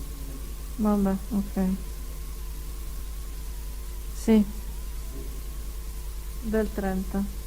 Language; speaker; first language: Italian; native; Italian